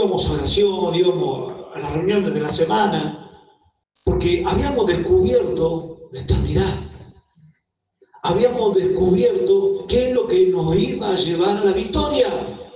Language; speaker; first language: Spanish; native; Spanish